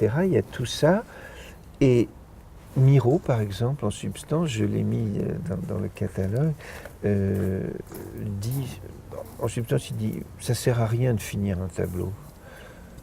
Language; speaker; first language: French; native; French